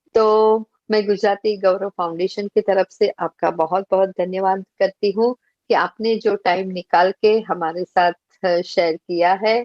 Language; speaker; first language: Hindi; non-native, local second language; Gujarati